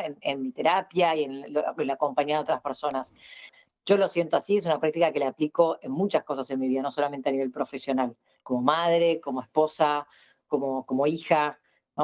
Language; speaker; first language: Spanish; native; Spanish